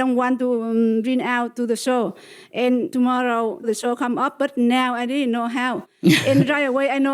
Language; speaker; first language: English; non-native, learner; Vietnamese